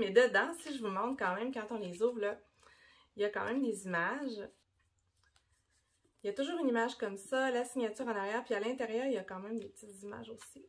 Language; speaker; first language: French; native; French